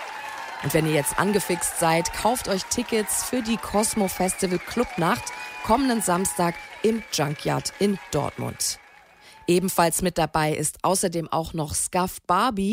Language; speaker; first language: German; native; German